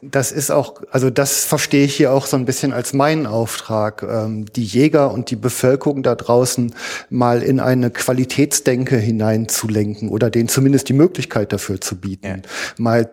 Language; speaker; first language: German; native; German